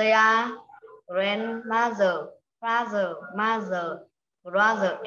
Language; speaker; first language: English; non-native, learner; Vietnamese